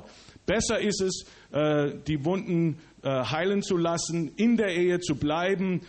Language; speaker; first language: German; early bilingual, other home language; English